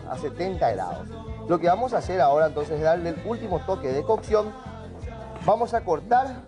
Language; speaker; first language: Spanish; native; Spanish